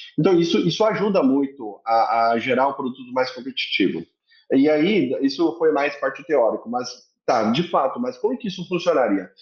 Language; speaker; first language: Portuguese; early bilingual, other home language; Korean